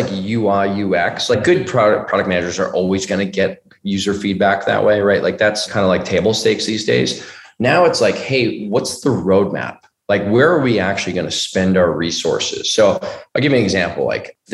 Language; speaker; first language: English; native; English